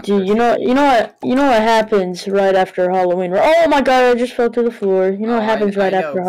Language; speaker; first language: English; native; English